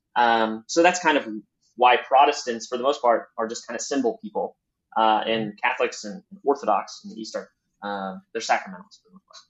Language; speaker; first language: English; native; English